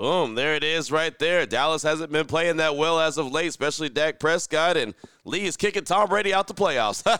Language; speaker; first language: English; native; English